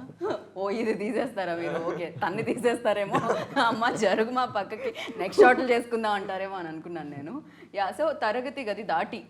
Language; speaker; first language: Telugu; native; Telugu